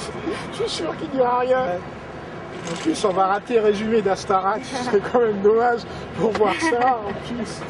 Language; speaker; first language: French; native; French